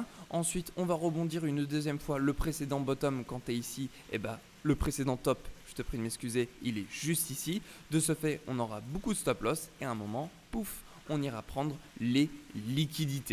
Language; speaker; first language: French; native; French